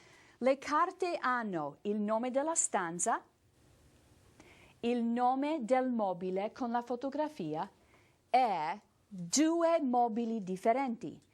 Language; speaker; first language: Italian; non-native, fluent; English